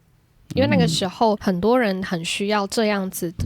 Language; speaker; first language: Chinese; native; Chinese